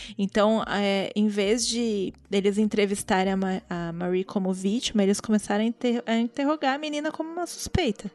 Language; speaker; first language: Portuguese; native; Portuguese